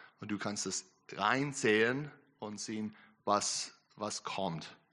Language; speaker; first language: German; non-native, learner; English